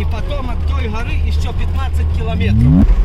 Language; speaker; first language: Russian; native; Russian